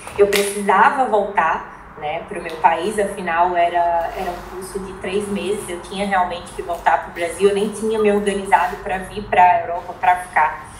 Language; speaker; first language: Portuguese; native; Portuguese